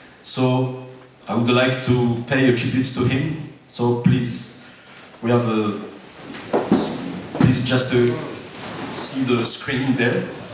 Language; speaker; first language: English; non-native, learner; Malagasy